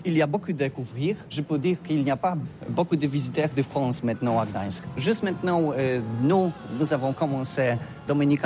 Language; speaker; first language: French; non-native, learner; Polish